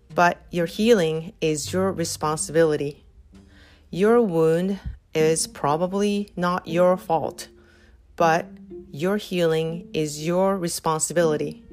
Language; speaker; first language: English; non-native, fluent; Japanese